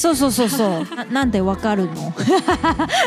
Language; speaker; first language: Japanese; non-native, learner; Chinese